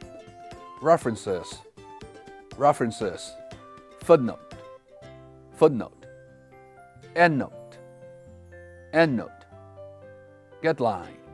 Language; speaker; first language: English; non-native, fluent; Chinese